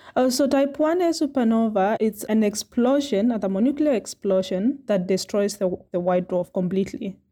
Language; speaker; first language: English; non-native, local second language; Kamba